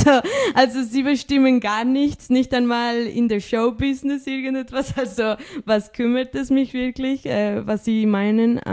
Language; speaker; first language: German; early bilingual, other home language; Spanish